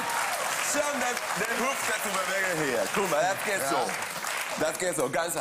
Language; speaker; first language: German; non-native, fluent; Spanish